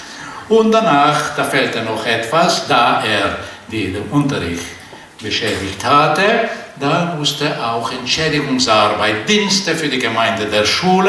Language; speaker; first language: German; non-native, fluent; Portuguese